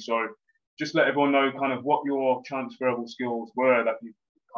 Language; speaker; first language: English; native; English